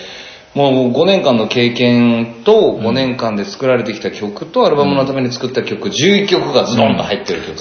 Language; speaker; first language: Japanese; native; Japanese